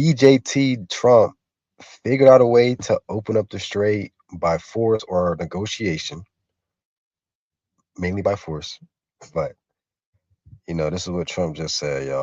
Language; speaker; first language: English; native; English